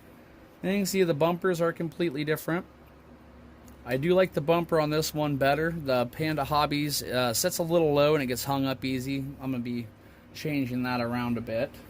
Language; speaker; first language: English; native; English